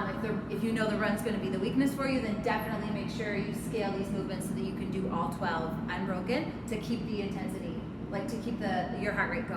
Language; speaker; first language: English; native; English